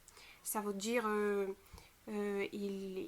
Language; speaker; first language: French; non-native, fluent; Bulgarian